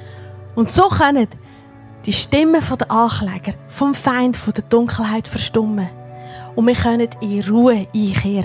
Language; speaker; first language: German; native; German